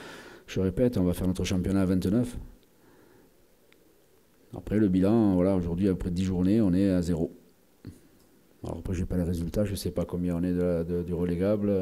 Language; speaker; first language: French; native; French